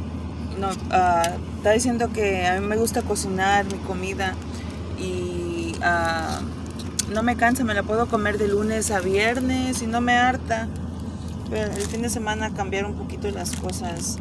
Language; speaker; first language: Spanish; early bilingual, heritage; Spanish